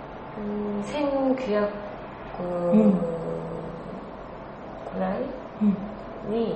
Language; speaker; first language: Japanese; non-native, learner; Korean